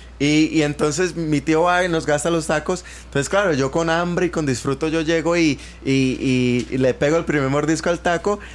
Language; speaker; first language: Spanish; native; Spanish